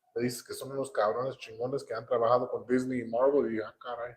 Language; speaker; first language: Spanish; early bilingual, other home language; English